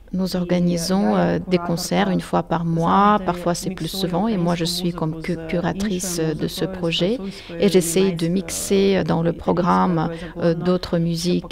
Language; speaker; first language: French; non-native, fluent; Ukrainian